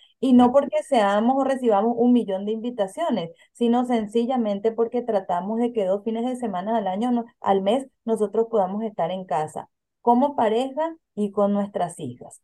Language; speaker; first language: Spanish; native; Spanish